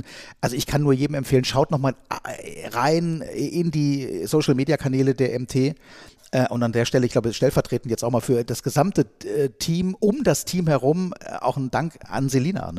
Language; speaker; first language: German; native; German